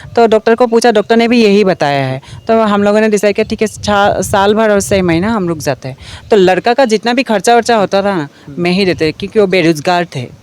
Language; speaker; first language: Hindi; non-native, local second language; Assamese